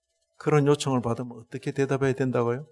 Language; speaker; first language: Korean; native; Korean